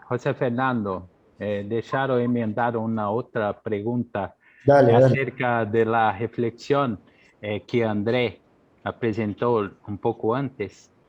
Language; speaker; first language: Spanish; non-native, learner; Portuguese